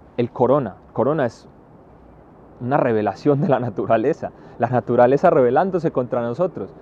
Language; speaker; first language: Spanish; native; Spanish